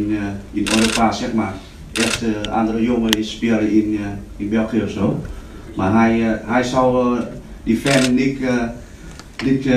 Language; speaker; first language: Dutch; non-native, learner; Vietnamese